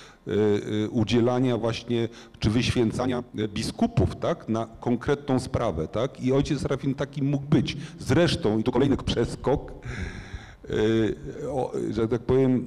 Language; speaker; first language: Polish; native; Polish